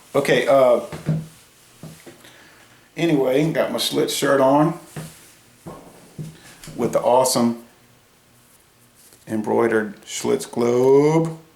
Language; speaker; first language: English; native; English